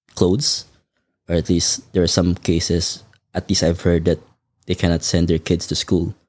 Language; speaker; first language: English; non-native, local second language; Filipino